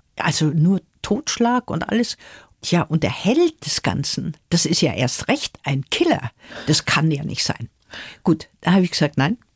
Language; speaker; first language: German; native; German